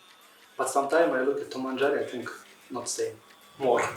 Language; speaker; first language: English; non-native, learner; Russian